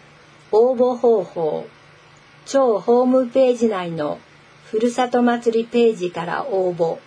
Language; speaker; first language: Japanese; native; Japanese